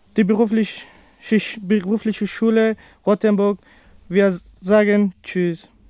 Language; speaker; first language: German; non-native, learner; Persian